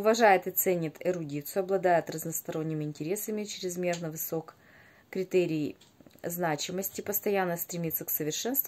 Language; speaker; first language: Russian; native; Russian